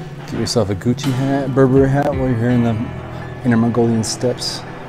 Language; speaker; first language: English; native; English